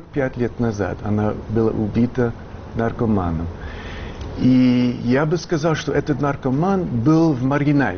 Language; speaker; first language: Russian; non-native, fluent; English